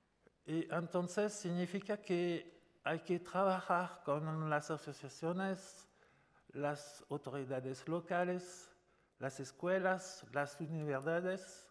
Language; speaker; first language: Spanish; non-native, fluent; French